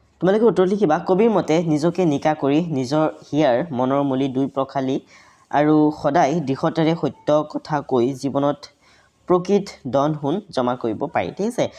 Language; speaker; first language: Assamese; native; Assamese